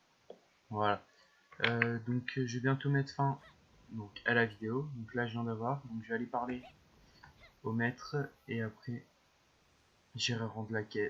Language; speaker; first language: French; native; French